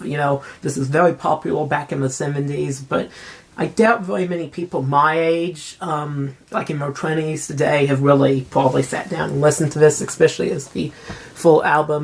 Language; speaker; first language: English; native; English